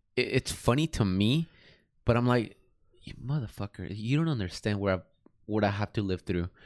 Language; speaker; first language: English; early bilingual, other home language; Spanish